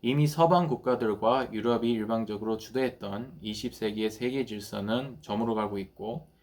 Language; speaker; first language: Korean; early bilingual, heritage; Korean